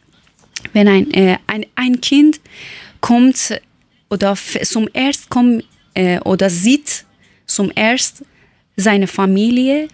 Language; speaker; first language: German; non-native, learner; Persian